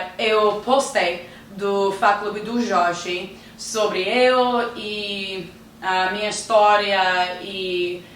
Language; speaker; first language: Portuguese; non-native, learner; English